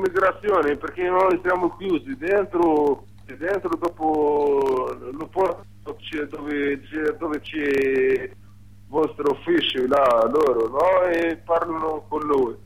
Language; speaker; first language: Italian; non-native, learner; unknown